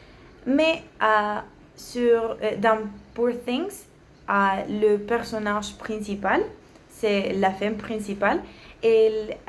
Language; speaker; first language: French; non-native, learner; Spanish